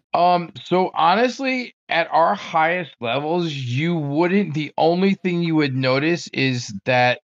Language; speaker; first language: English; native; English